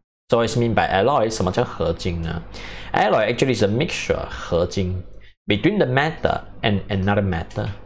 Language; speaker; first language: English; non-native, local second language; Chinese